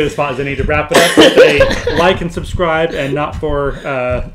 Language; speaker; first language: English; native; English